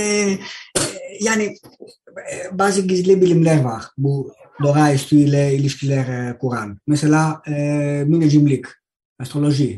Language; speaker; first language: Turkish; non-native, fluent; Greek